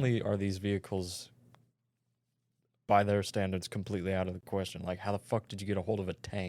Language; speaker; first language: English; native; English